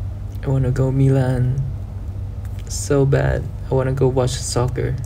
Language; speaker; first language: English; non-native, learner; Thai